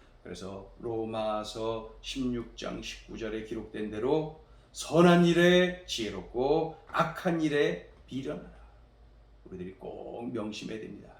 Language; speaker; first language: Korean; native; Korean